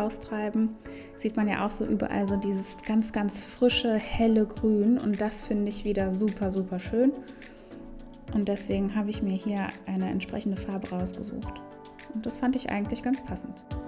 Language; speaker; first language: German; native; German